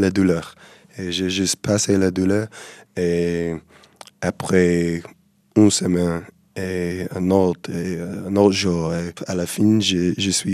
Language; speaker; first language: French; non-native, learner; English